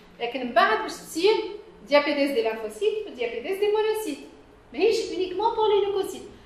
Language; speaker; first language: French; non-native, local second language; Arabic